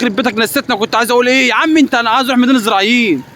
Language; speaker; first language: Arabic; native; Arabic